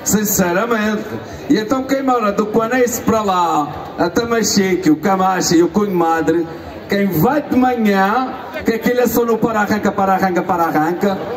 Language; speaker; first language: Portuguese; early bilingual, heritage; Portuguese